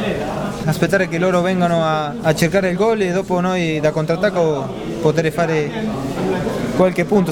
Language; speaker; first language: Italian; non-native, fluent; Spanish